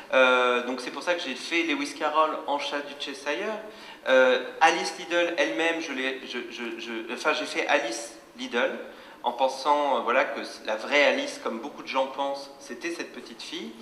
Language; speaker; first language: French; native; French